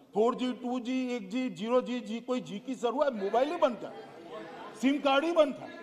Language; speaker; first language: Hindi; non-native, local second language; Gujarati